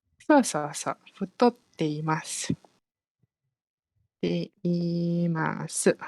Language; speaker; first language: Japanese; non-native, fluent; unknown